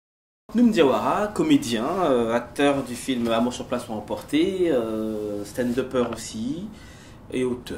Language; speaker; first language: French; early bilingual, other home language; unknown